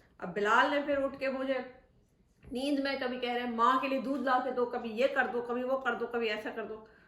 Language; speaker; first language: Urdu; native; Urdu